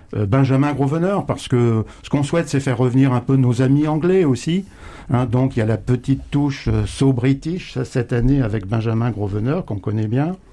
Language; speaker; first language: French; native; French